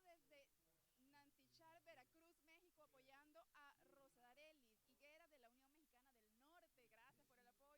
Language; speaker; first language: Spanish; native; Spanish